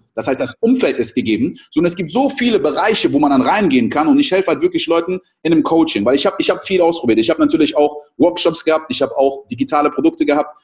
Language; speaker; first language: German; early bilingual, other home language; French